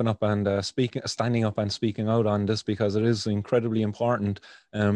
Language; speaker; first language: English; native; English